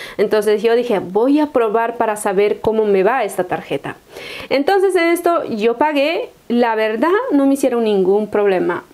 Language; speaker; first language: Spanish; native; Spanish